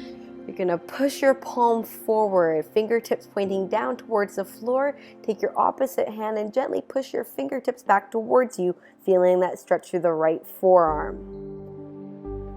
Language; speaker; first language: English; native; English